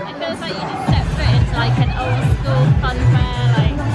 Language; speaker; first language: English; native; English